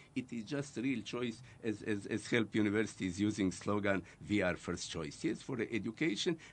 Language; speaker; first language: English; non-native, fluent; Croatian